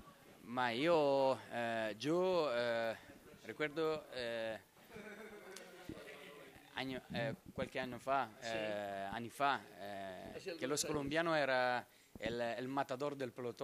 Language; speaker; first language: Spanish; non-native, learner; Italian